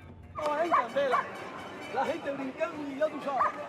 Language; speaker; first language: Spanish; native; Spanish